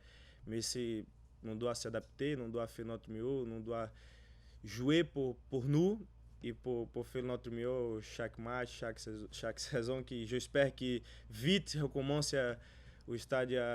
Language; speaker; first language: French; non-native, learner; Portuguese